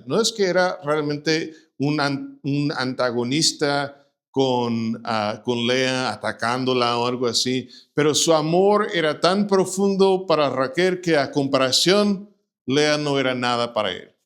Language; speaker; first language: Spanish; non-native, fluent; English